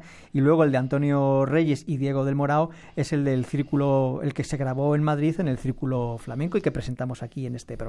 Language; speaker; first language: Spanish; native; Spanish